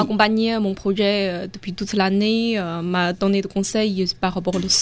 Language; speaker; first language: French; non-native, fluent; Chinese